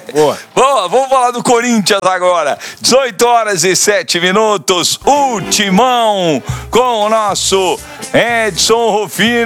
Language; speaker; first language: Portuguese; native; Portuguese